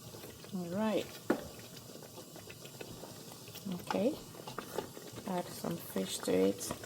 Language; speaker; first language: English; non-native, local second language; Yoruba